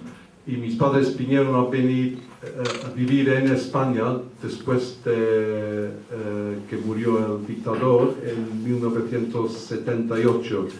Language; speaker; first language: Spanish; early bilingual, heritage; English